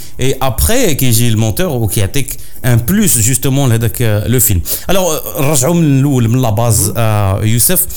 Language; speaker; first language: French; non-native, local second language; Arabic